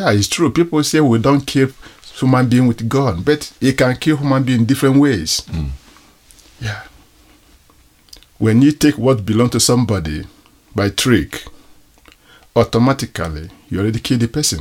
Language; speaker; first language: English; non-native, local second language; Igbo